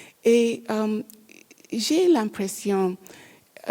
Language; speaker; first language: French; non-native, learner; English